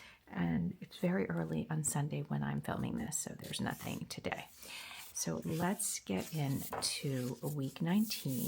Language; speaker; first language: English; native; English